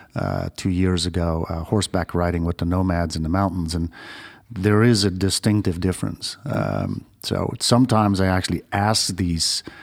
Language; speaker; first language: English; non-native, fluent; Dutch